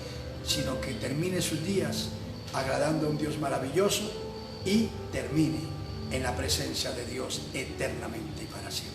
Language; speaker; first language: Spanish; native; Spanish